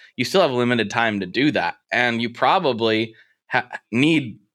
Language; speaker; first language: English; native; English